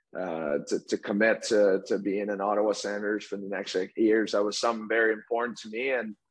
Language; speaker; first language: English; native; English